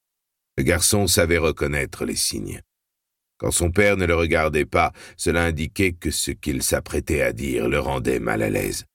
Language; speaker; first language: French; native; French